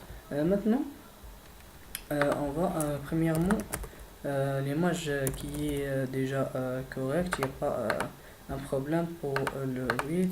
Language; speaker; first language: French; non-native, fluent; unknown